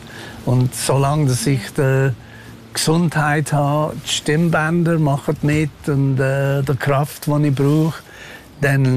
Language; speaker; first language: German; non-native, fluent; Maltese